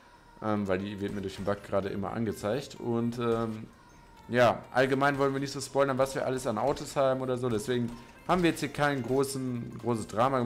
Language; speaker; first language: German; native; German